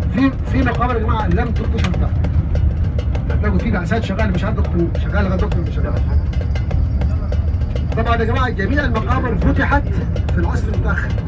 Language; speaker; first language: Arabic; native; Arabic